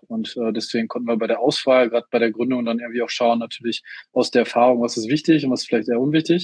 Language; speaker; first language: German; native; German